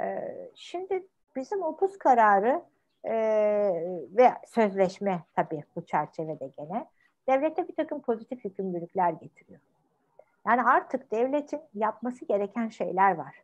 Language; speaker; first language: Turkish; native; Turkish